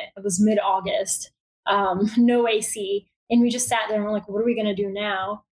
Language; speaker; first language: English; early bilingual, other home language; Bulgarian